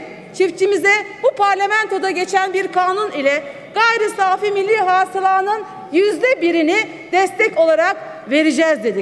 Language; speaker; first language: Turkish; native; Turkish